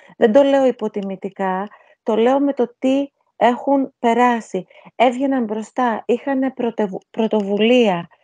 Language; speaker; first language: Greek; native; Greek